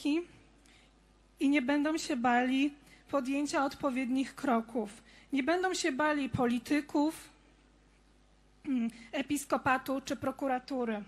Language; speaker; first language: Polish; native; Polish